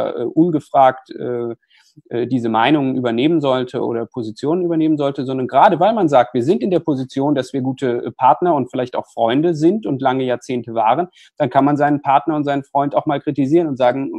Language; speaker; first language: German; native; German